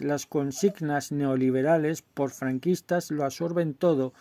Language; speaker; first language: Spanish; native; Spanish